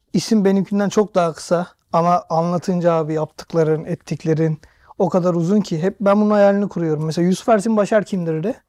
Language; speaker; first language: Turkish; native; Turkish